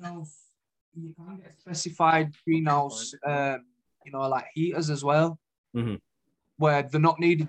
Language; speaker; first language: English; native; English